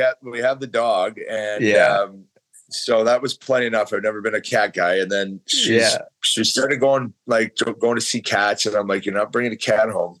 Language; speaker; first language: English; native; English